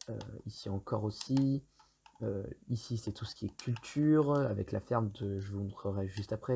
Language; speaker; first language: French; native; French